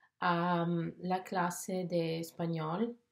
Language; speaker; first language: Spanish; non-native, learner; English